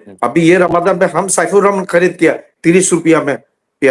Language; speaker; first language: Hindi; non-native, learner; Bangla